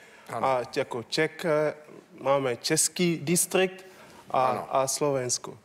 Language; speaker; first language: Czech; non-native, learner; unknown